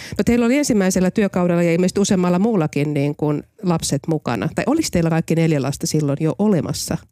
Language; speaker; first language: Finnish; native; Finnish